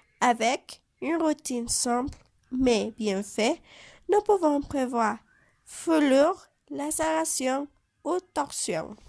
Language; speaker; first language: French; non-native, learner; Spanish